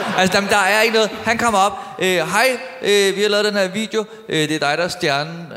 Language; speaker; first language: Danish; early bilingual, other home language; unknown